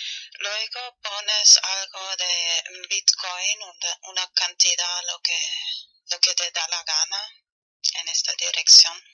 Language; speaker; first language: Spanish; non-native, fluent; German